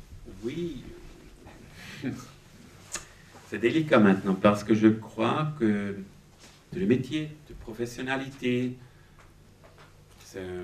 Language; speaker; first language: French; non-native, fluent; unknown